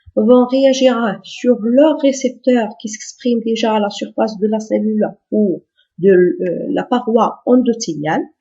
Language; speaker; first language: French; non-native, local second language; Arabic